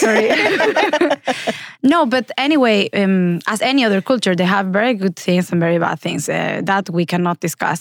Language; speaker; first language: English; non-native, fluent; Spanish